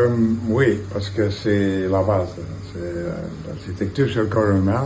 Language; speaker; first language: French; non-native, fluent; Catalan